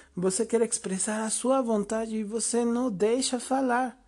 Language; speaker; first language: Portuguese; non-native, fluent; Spanish